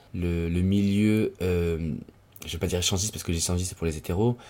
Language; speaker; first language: French; native; French